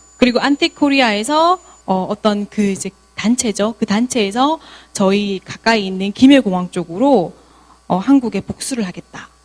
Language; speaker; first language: Korean; native; Korean